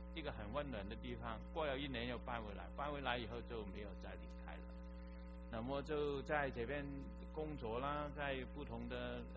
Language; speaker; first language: Chinese; non-native, local second language; Cantonese